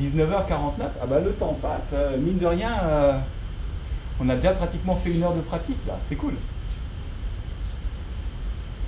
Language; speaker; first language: French; native; French